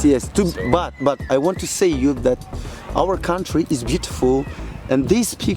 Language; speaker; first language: English; non-native, learner; Kazakh